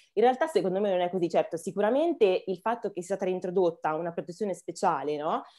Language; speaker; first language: Italian; early bilingual, other home language; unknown